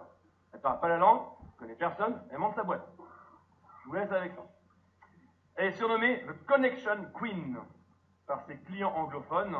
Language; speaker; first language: French; native; French